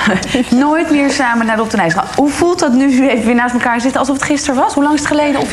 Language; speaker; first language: Dutch; native; Dutch